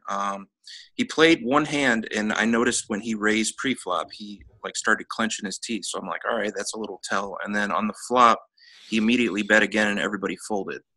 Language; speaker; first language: English; native; English